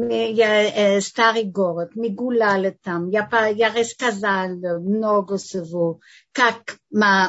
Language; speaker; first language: Russian; non-native, fluent; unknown